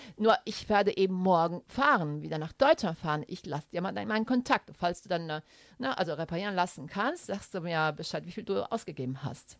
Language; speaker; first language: German; early bilingual, other home language; Italian